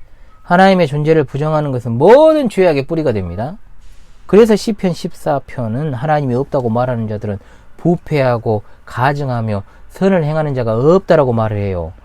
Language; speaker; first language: Korean; native; Korean